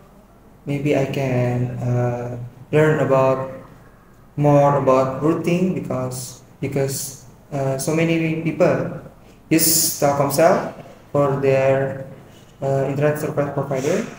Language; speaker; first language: English; non-native, learner; Indonesian